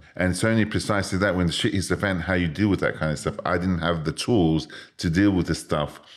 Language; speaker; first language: English; native; English